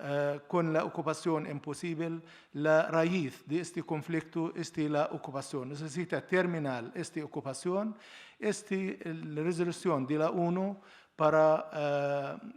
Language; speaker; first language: Spanish; non-native, learner; Arabic